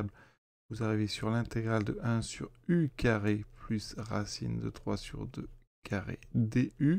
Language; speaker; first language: French; native; French